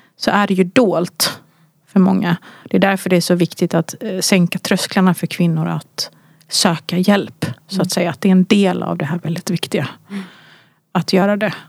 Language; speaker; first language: Swedish; early bilingual, other home language; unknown